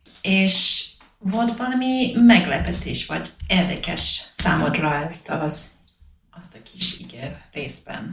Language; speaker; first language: Hungarian; non-native, learner; English